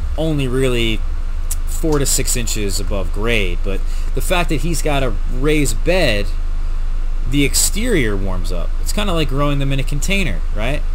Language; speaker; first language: English; native; English